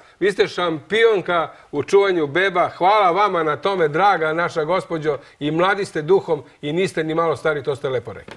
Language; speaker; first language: Croatian; native; Croatian